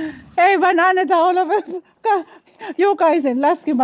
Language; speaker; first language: Finnish; non-native, learner; Filipino